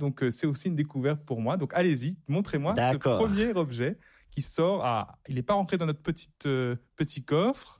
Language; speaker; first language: French; native; French